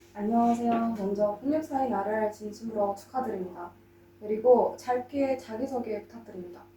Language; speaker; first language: Korean; non-native, learner; Kyrgyz